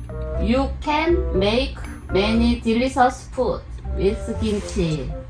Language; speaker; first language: English; non-native, learner; Korean